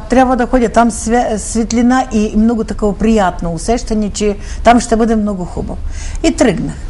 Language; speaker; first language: Bulgarian; early bilingual, heritage; Bulgarian